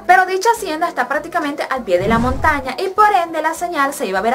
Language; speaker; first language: Spanish; native; Spanish